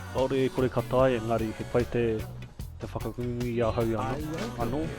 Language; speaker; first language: Māori; non-native, local second language; English